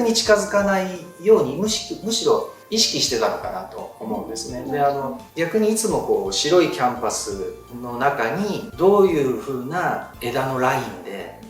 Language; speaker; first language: Japanese; native; Japanese